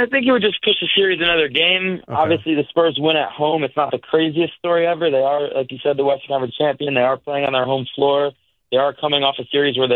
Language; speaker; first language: English; native; English